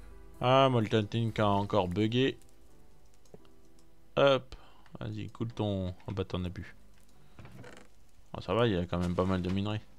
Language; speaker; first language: French; native; French